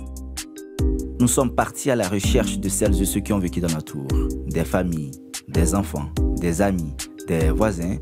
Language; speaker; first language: French; native; French